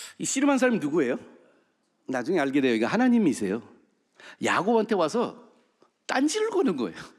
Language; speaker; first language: Korean; early bilingual, heritage; Korean